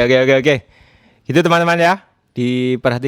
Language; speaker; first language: Indonesian; native; Indonesian